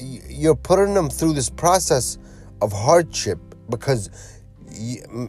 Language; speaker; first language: English; early bilingual, other home language; Arabic